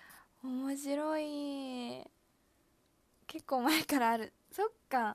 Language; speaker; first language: Japanese; native; Japanese